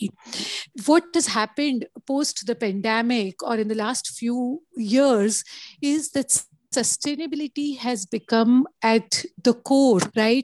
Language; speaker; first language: English; non-native, local second language; Gujarati